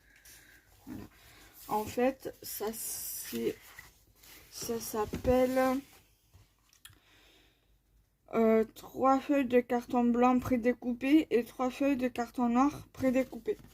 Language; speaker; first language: French; native; French